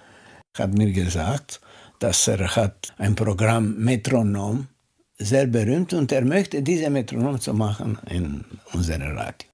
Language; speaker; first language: German; non-native, learner; Romanian